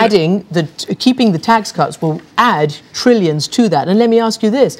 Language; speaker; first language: English; native; English